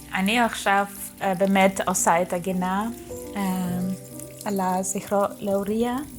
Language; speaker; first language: Hebrew; non-native, learner; German